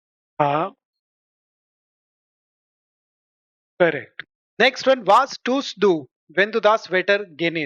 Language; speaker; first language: German; non-native, fluent; Hindi